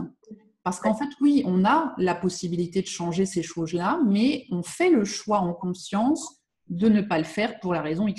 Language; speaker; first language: French; native; French